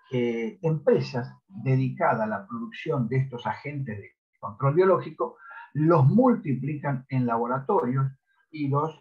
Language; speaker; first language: Spanish; native; Spanish